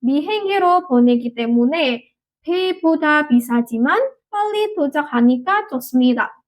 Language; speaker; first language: Korean; non-native, fluent; Indonesian